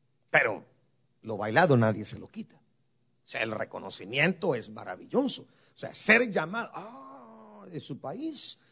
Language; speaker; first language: Spanish; native; Spanish